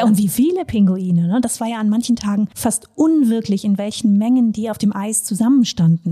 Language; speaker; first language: German; native; German